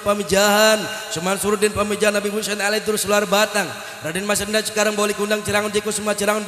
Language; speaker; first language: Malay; non-native, local second language; Sundanese